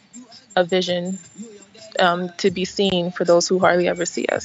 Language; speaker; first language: English; native; English